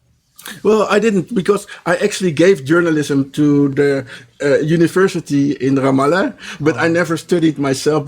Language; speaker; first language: English; non-native, fluent; Dutch